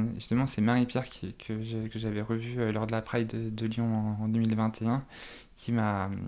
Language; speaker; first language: French; native; French